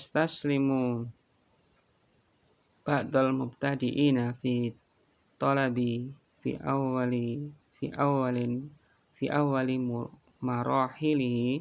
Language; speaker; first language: Arabic; non-native, fluent; Indonesian